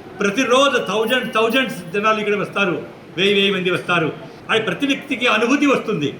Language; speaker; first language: Telugu; non-native, fluent; Marathi